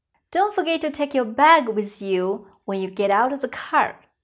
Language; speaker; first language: English; non-native, fluent; Chinese